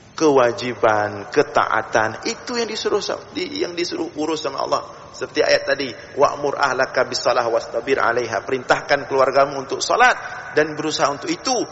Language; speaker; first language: Malay; non-native, local second language; Achinese